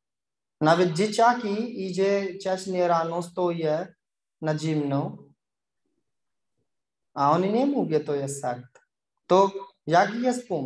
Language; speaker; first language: Polish; non-native, learner; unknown